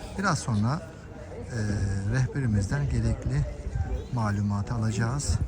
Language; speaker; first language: Turkish; native; Turkish